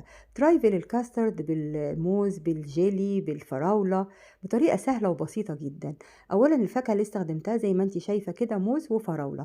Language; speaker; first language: Arabic; native; Arabic